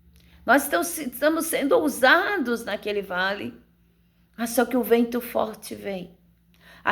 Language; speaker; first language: Portuguese; native; Portuguese